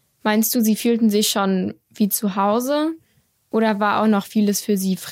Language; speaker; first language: German; native; German